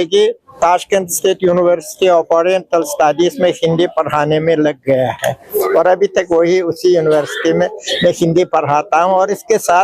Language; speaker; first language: Hindi; non-native, fluent; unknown